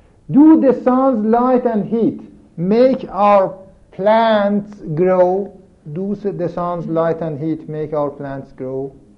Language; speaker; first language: English; non-native, fluent; Persian